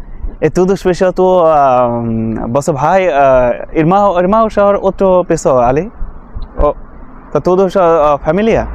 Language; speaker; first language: Portuguese; non-native, learner; Bangla